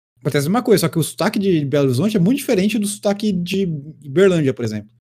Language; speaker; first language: Portuguese; native; Portuguese